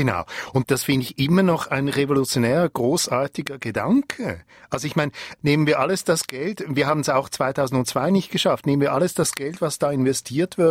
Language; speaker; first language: German; native; German